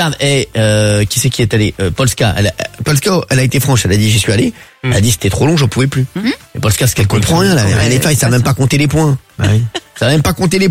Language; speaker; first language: French; native; French